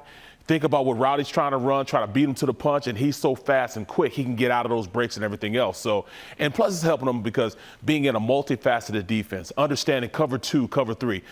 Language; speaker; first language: English; native; English